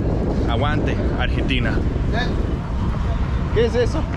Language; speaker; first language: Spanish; non-native, learner; English